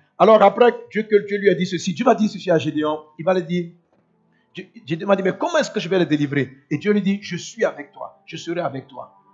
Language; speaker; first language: French; non-native, local second language; Dyula